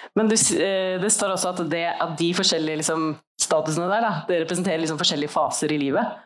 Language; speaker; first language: Norwegian; native; Norwegian